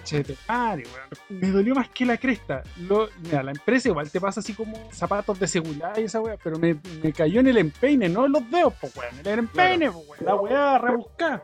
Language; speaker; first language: Spanish; native; Spanish